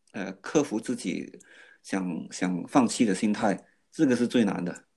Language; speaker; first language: Chinese; non-native, fluent; Cantonese